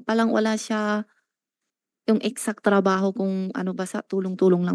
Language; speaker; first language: Filipino; non-native, learner; Chinese